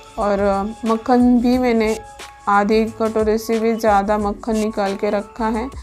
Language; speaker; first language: Hindi; non-native, local second language; Marathi